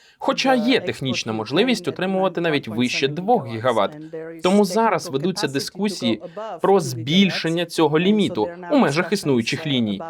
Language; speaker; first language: Ukrainian; native; Ukrainian